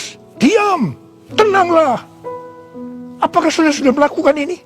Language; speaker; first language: Indonesian; native; Indonesian